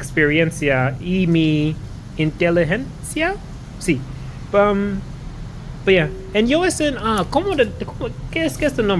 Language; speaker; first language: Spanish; non-native, learner; English